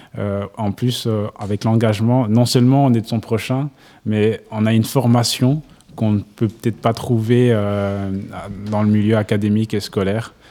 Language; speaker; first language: French; non-native, local second language; Kinyarwanda